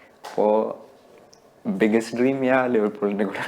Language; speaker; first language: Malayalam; early bilingual, heritage; Malayalam